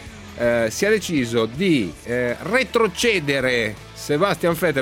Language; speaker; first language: Italian; native; Italian